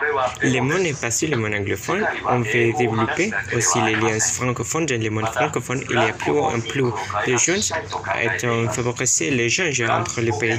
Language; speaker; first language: French; non-native, learner; Japanese